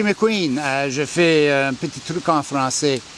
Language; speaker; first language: French; non-native, local second language; English